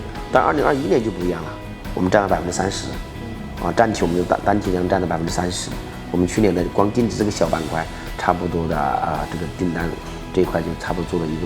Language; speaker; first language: Chinese; native; Chinese